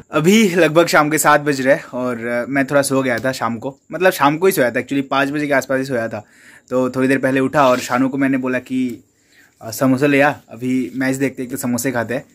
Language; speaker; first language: Hindi; non-native, local second language; Bangla